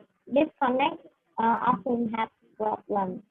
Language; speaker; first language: English; non-native, learner; Vietnamese